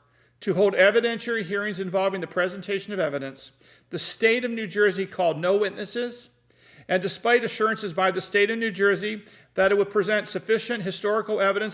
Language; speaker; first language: English; native; English